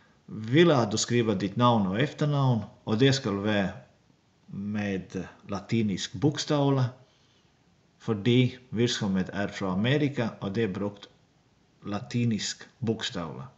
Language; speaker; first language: Danish; non-native, learner; Latvian